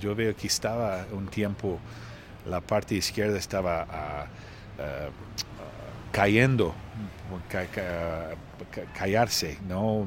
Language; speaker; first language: Spanish; non-native, learner; Portuguese